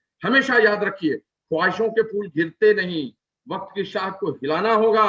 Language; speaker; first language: Hindi; native; Hindi